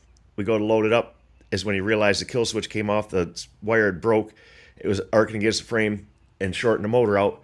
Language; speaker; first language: English; native; English